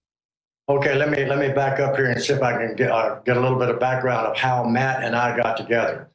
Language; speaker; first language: English; native; English